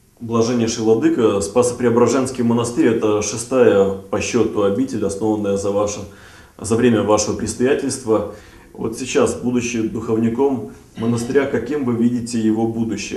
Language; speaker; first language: Russian; native; Russian